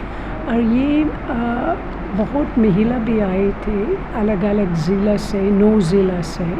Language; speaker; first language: Hindi; non-native, learner; English